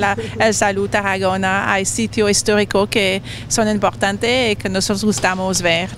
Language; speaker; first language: Spanish; non-native, learner; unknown